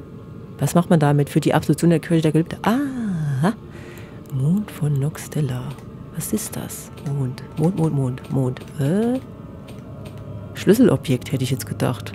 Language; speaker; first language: German; native; German